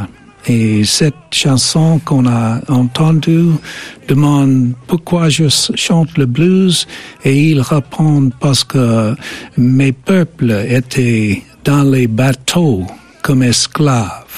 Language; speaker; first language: French; non-native, fluent; English